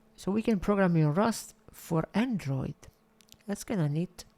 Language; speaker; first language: English; non-native, fluent; Italian